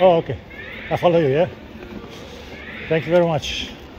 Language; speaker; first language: English; non-native, learner; Romanian